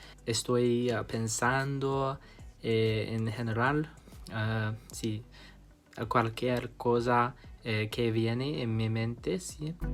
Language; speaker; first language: Spanish; non-native, learner; English